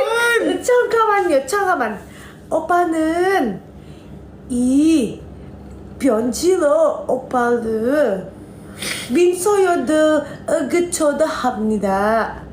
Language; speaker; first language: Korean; non-native, learner; Indonesian